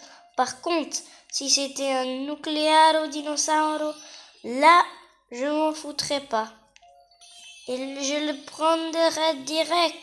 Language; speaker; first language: French; native; French